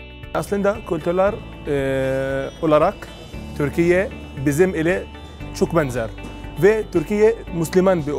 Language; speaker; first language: Turkish; non-native, fluent; Arabic